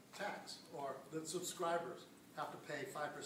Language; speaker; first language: English; native; English